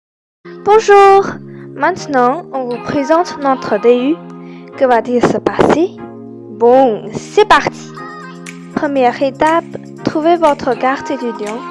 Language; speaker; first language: French; non-native, learner; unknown